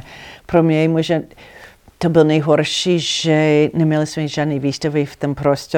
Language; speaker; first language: Czech; non-native, learner; English